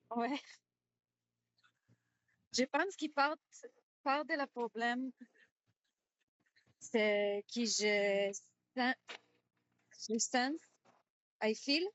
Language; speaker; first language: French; non-native, learner; Hebrew